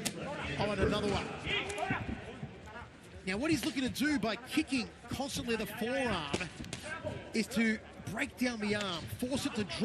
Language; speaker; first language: English; native; English